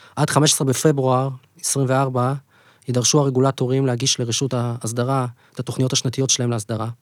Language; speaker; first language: Hebrew; native; Hebrew